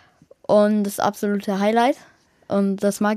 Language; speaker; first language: German; early bilingual, other home language; Kurdish